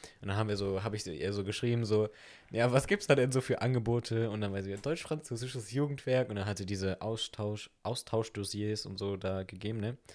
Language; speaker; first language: German; native; German